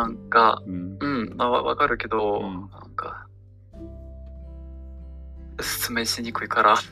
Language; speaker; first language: Japanese; non-native, learner; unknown